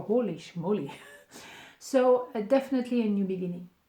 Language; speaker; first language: English; non-native, fluent; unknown